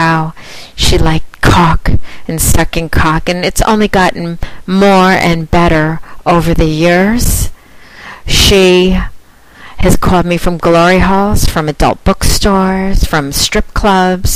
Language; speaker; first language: English; native; English